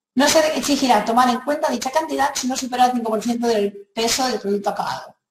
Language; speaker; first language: Spanish; non-native, local second language; Catalan